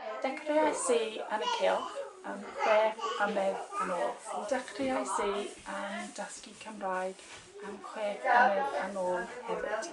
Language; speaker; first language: Welsh; non-native, learner; English